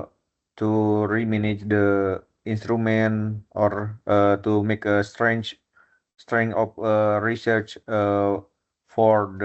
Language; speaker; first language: English; non-native, fluent; Indonesian